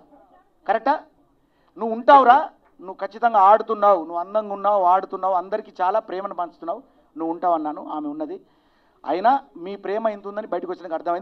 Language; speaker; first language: Telugu; native; Telugu